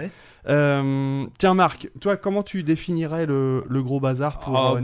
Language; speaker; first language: French; native; French